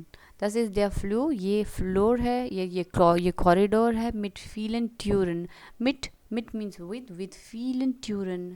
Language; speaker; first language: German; non-native, learner; Hindi